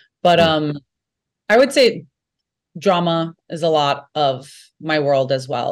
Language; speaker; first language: English; native; English